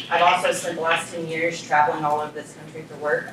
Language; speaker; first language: English; native; English